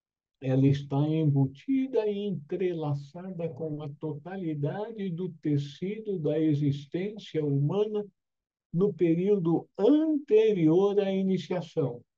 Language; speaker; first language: Portuguese; native; Portuguese